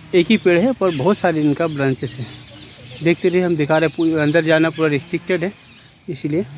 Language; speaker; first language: Hindi; non-native, local second language; Bangla